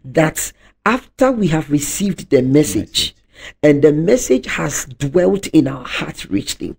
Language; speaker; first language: English; non-native, local second language; Akan